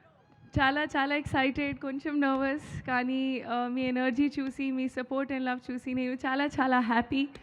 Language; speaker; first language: Telugu; non-native, learner; Hindi